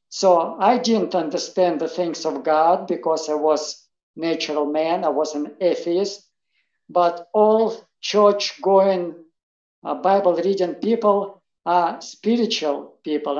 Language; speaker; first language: English; non-native, fluent; Russian